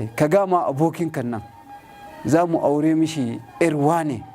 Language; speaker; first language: Hausa; non-native, local second language; Arabic